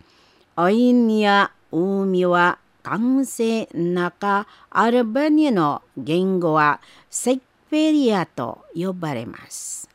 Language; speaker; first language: Japanese; non-native, learner; Indonesian